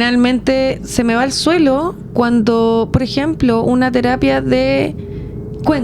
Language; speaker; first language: Spanish; native; Spanish